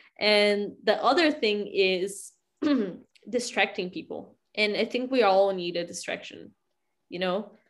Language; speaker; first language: English; non-native, fluent; Portuguese